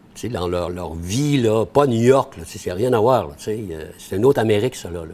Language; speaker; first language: French; native; French